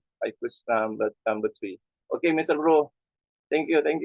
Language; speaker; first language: English; non-native, learner; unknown